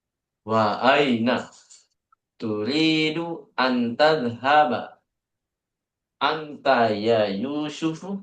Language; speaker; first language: Arabic; non-native, fluent; Indonesian